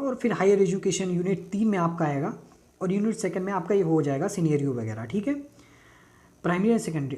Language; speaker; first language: Hindi; native; Hindi